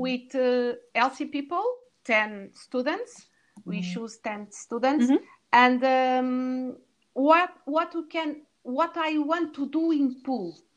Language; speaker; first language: English; non-native, learner; Portuguese